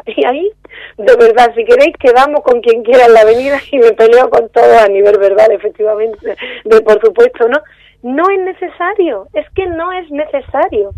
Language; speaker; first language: Spanish; native; Spanish